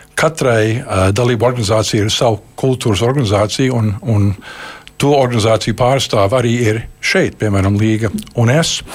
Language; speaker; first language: Latvian; early bilingual, heritage; Latvian